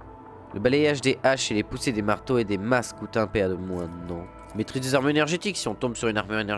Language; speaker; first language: French; native; French